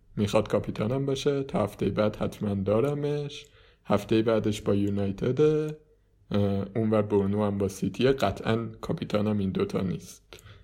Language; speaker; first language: Persian; native; Persian